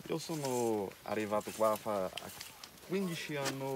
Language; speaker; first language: Italian; non-native, fluent; Portuguese